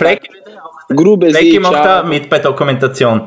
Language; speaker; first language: German; native; German